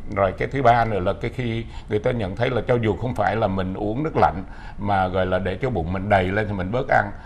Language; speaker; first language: Vietnamese; native; Vietnamese